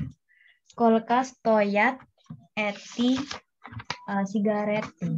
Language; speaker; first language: Russian; non-native, learner; Indonesian